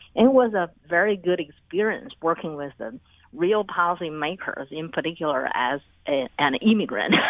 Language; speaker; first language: English; non-native, fluent; Chinese